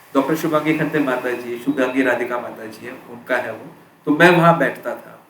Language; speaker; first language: Hindi; non-native, local second language; Marathi